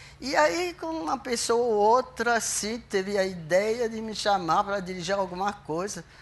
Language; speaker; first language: Portuguese; non-native, fluent; French